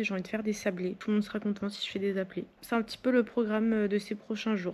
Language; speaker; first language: French; native; French